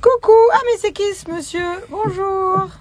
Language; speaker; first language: French; native; French